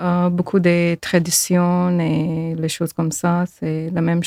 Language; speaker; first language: French; non-native, learner; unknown